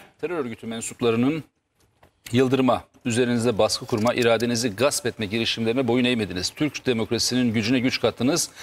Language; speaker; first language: Turkish; native; Turkish